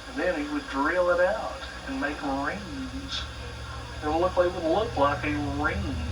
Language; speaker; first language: English; native; English